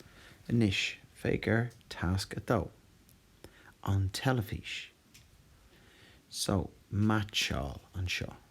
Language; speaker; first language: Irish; non-native, local second language; English